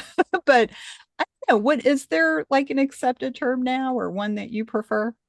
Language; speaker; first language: English; native; English